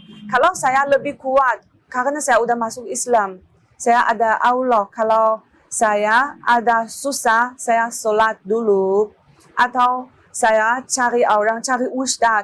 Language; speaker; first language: Indonesian; non-native, learner; Chinese